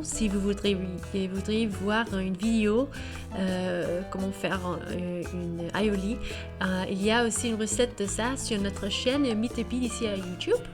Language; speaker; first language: French; non-native, learner; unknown